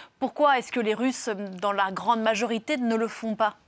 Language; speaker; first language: French; native; French